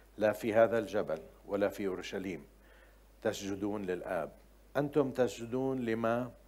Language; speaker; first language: Arabic; native; Arabic